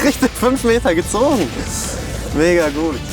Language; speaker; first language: German; native; German